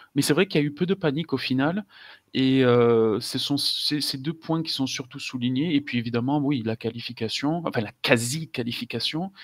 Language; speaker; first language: French; native; French